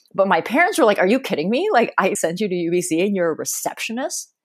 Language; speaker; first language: English; early bilingual, other home language; Cantonese